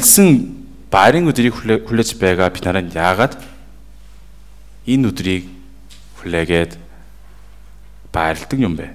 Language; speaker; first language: Mongolian; non-native, fluent; Korean